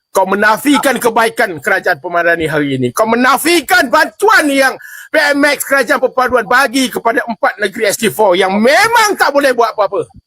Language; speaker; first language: Malay; native; Malay